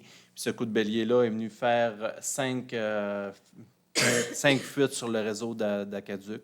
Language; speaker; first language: French; native; French